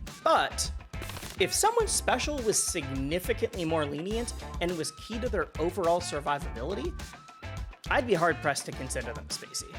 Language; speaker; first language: English; native; English